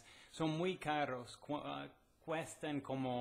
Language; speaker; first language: Spanish; non-native, fluent; English